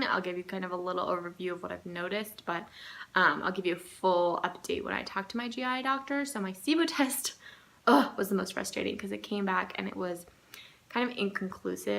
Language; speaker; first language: English; native; English